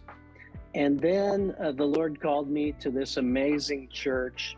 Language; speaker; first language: English; native; English